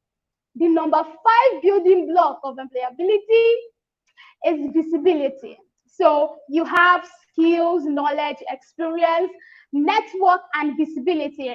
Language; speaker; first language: English; non-native, local second language; Yoruba